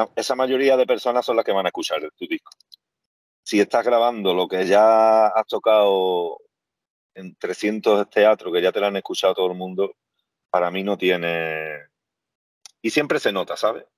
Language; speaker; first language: Spanish; native; Spanish